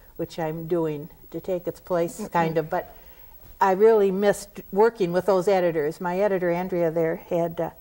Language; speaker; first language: English; native; English